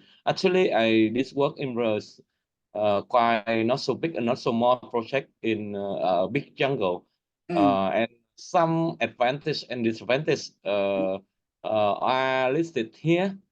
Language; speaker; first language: English; non-native, learner; Vietnamese